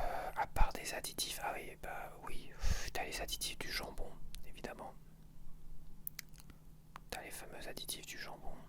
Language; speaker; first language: French; native; French